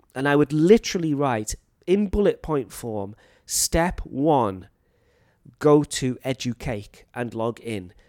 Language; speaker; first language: English; native; English